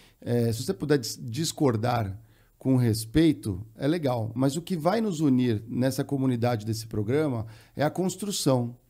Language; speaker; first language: Portuguese; native; Portuguese